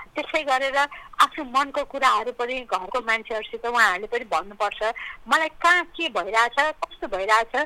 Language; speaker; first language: Nepali; native; Nepali